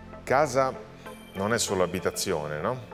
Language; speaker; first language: Italian; native; Italian